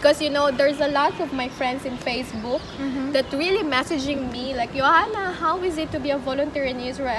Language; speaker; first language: English; non-native, fluent; Filipino